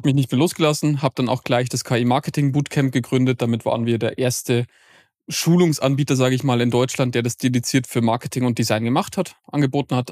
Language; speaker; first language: German; native; German